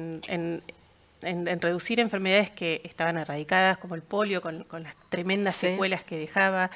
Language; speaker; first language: Spanish; native; Spanish